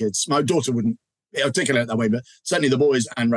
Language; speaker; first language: English; native; English